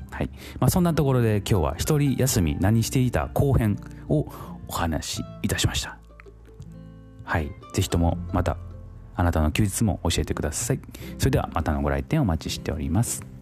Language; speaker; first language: Japanese; native; Japanese